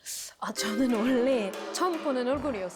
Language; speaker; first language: Korean; non-native, fluent; French